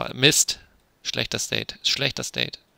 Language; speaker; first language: German; native; German